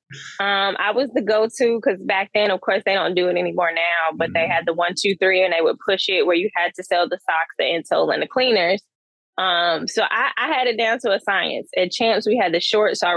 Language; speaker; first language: English; native; English